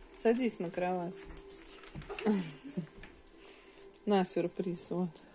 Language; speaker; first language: Russian; native; Russian